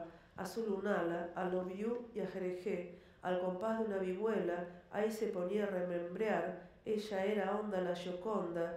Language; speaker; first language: Spanish; native; Spanish